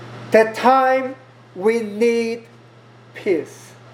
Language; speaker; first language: English; non-native, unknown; Korean